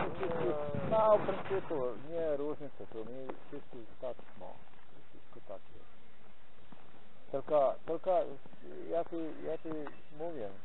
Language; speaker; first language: Polish; non-native, learner; Ukrainian